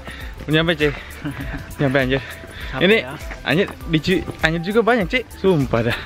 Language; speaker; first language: Indonesian; native; Indonesian